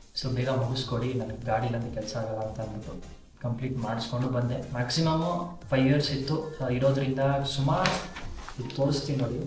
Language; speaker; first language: Kannada; native; Kannada